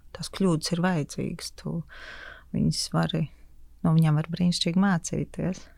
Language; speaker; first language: Latvian; native; Latvian